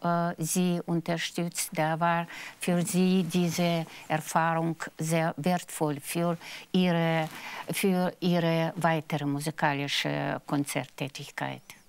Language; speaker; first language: German; non-native, fluent; Russian